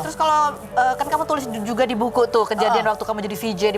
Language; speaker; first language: Indonesian; native; Indonesian